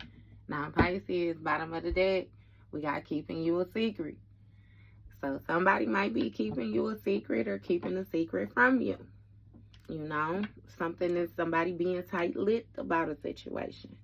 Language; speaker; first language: English; native; English